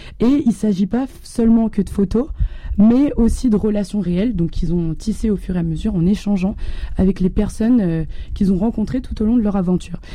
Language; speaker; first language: French; native; French